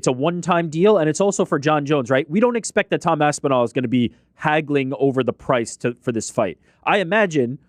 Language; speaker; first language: English; native; English